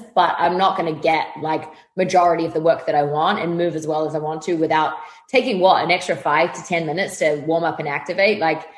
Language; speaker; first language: English; native; English